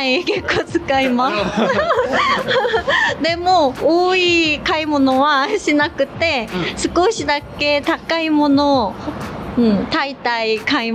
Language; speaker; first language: Japanese; non-native, learner; Korean